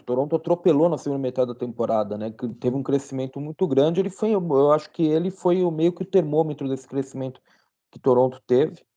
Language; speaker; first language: Portuguese; native; Portuguese